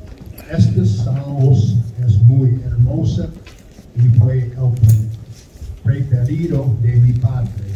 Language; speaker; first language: Spanish; non-native, learner; German